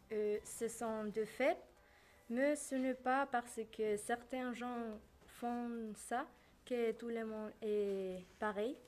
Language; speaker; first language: French; non-native, learner; Spanish